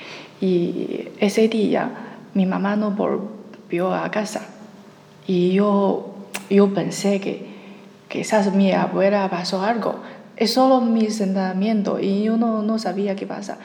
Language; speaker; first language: Spanish; non-native, learner; Chinese